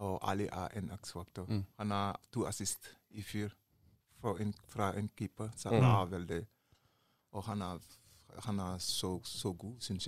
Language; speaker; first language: Norwegian; non-native, learner; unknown